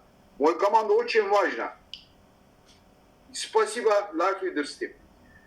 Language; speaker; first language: Russian; non-native, learner; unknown